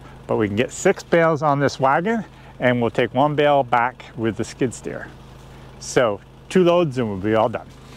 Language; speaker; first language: English; native; English